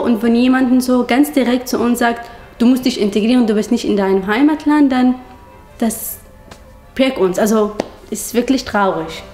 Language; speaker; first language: German; non-native, fluent; Arabic